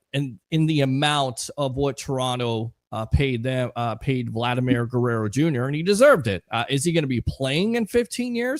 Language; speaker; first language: English; native; English